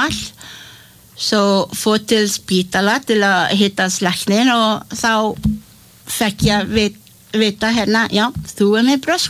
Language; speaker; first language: Icelandic; non-native, learner; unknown